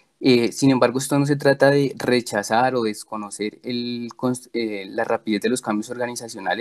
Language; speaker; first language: Spanish; native; Spanish